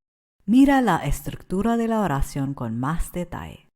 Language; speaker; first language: Spanish; non-native, fluent; English